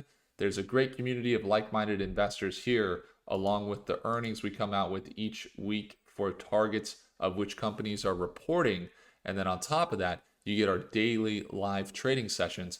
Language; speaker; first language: English; native; English